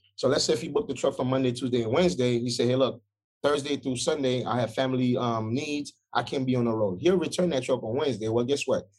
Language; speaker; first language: English; early bilingual, other home language; Haitian Creole